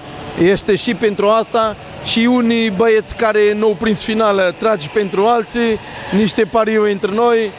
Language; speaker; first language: Romanian; non-native, fluent; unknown